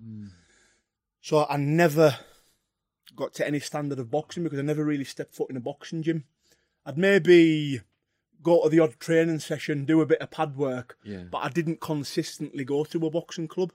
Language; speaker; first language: English; native; English